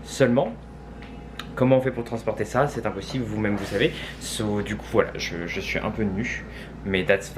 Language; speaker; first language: French; native; French